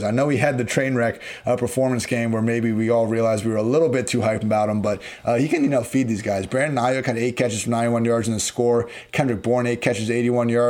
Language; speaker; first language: English; native; English